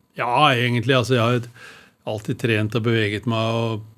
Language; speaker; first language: Norwegian; native; Norwegian